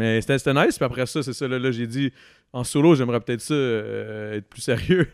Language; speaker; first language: French; native; French